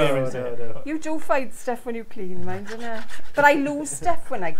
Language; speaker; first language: English; native; English